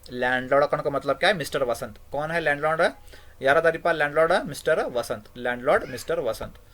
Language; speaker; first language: Hindi; non-native, local second language; Kannada